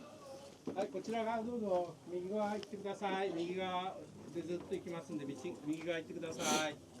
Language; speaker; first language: Japanese; native; Japanese